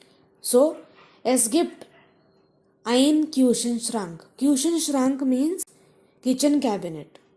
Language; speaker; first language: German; non-native, fluent; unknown